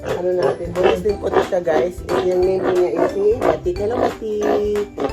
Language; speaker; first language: Filipino; non-native, local second language; Cebuano